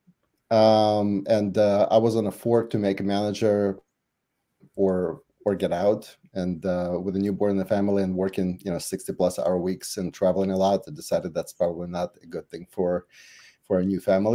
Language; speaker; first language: English; non-native, fluent; Russian